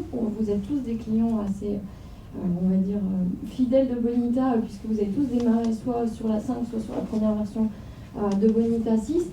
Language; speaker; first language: French; native; French